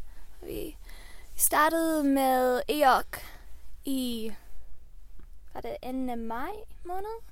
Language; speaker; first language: Danish; early bilingual, heritage; Swedish